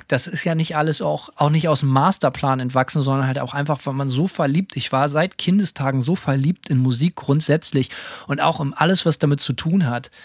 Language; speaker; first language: German; native; German